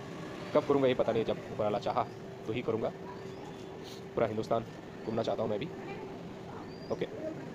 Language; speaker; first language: Hindi; non-native, local second language; Bangla